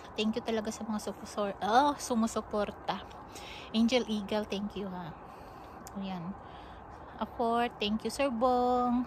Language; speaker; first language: Filipino; non-native, local second language; Cebuano